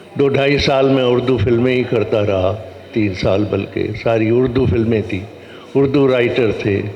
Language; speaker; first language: Urdu; non-native, local second language; Sindhi